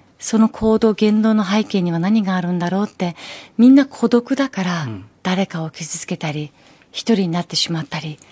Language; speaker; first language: Japanese; early bilingual, other home language; Persian